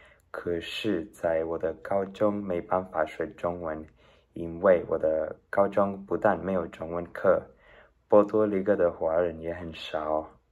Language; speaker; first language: Chinese; non-native, learner; Spanish